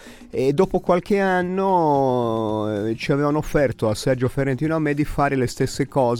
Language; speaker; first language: Italian; native; Italian